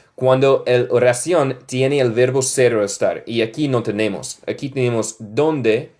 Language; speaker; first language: Spanish; non-native, learner; English